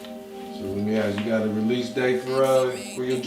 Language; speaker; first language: English; native; English